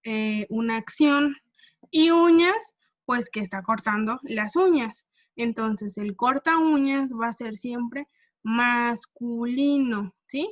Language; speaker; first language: Spanish; non-native, fluent; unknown